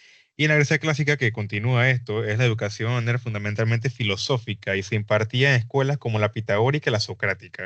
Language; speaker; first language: Spanish; native; Spanish